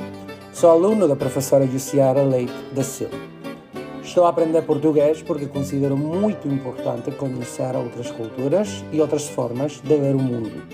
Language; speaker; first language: Portuguese; non-native, learner; Spanish